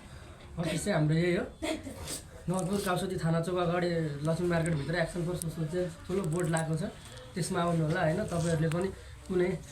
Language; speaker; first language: Nepali; native; Nepali